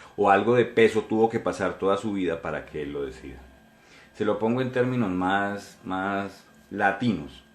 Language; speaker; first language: Spanish; native; Spanish